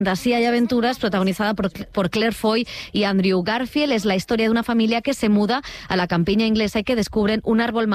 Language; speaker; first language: Spanish; native; Spanish